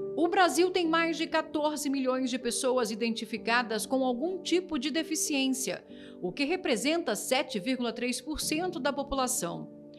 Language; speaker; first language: Portuguese; native; Portuguese